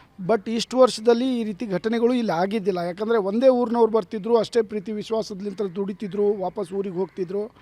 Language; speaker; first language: Kannada; non-native, local second language; Lambadi